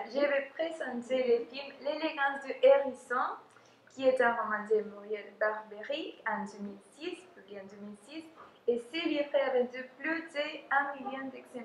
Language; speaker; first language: French; non-native, fluent; Spanish